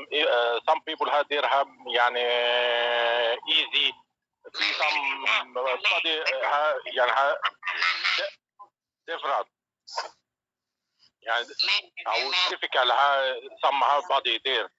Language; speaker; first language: English; non-native, learner; Arabic